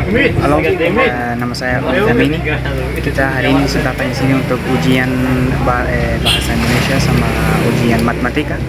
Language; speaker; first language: Indonesian; non-native, learner; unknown